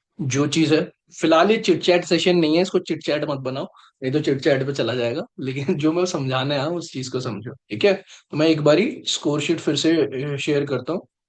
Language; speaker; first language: Hindi; native; Hindi